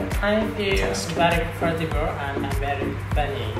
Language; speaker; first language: English; non-native, learner; Vietnamese